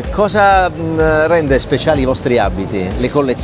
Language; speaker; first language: Italian; native; Italian